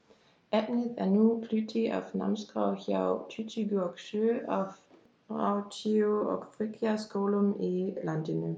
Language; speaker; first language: Icelandic; non-native, learner; German